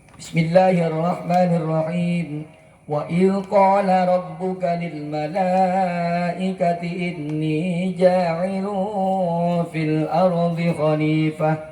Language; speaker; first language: Indonesian; native; Indonesian